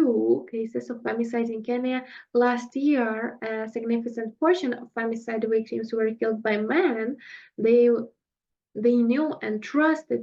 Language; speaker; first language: English; non-native, fluent; Russian